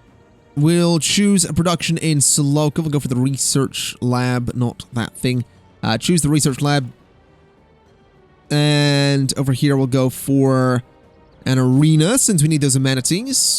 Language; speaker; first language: English; native; English